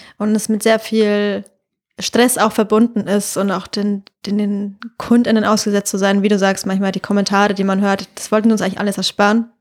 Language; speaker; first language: German; native; German